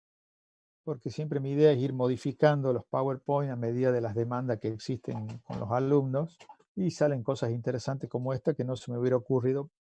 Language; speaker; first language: Spanish; native; Spanish